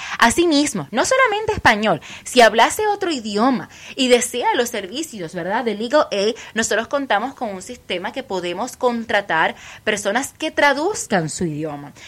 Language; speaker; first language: Spanish; native; Spanish